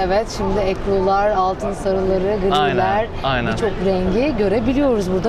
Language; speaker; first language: Turkish; native; Turkish